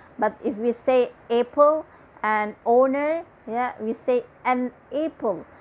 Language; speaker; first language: English; non-native, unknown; Indonesian